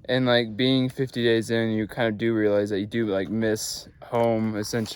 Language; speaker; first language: English; native; English